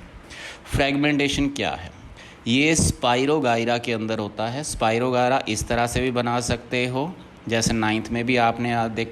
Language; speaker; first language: Hindi; native; Hindi